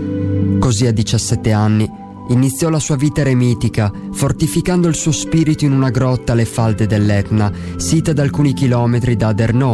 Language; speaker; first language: Italian; native; Italian